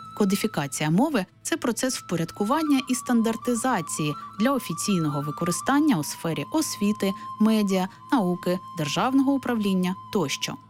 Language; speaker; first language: Ukrainian; native; Ukrainian